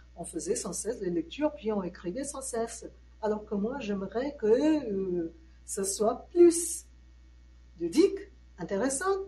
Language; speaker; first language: French; non-native, fluent; Tamil